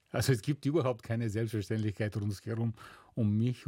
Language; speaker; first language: German; non-native, fluent; Bulgarian